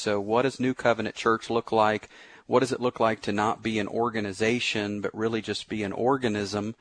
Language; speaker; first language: English; native; English